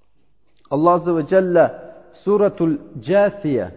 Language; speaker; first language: Russian; non-native, learner; Uzbek